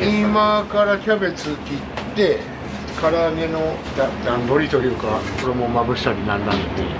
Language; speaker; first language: Japanese; native; Japanese